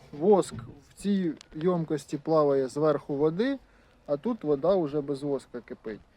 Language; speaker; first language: Ukrainian; native; Ukrainian